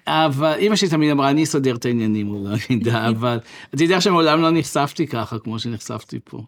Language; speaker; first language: Hebrew; native; Hebrew